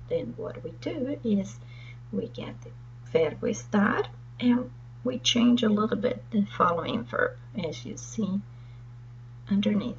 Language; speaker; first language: English; non-native, fluent; Portuguese